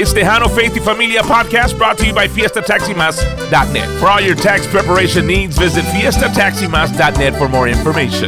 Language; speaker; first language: English; early bilingual, other home language; Spanish